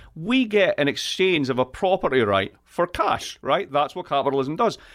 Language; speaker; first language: English; native; English